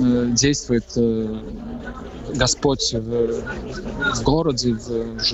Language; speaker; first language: Russian; non-native, fluent; Polish